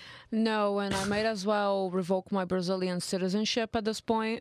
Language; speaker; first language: English; non-native, fluent; Portuguese